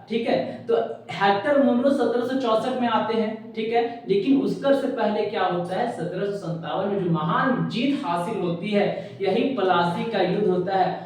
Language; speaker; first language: Hindi; native; Hindi